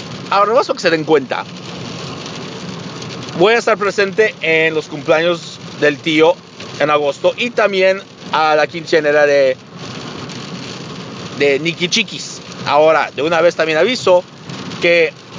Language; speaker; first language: Spanish; early bilingual, heritage; Spanish